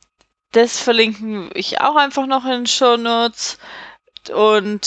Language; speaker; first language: German; native; German